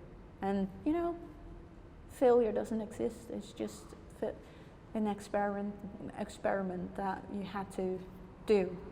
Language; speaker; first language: English; non-native, fluent; Dutch